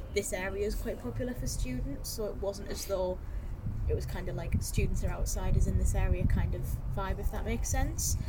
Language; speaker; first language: English; native; English